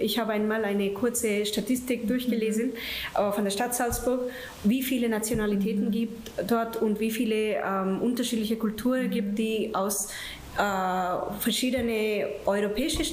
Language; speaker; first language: German; non-native, fluent; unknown